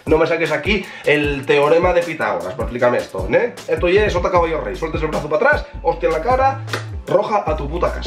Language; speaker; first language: Spanish; native; Spanish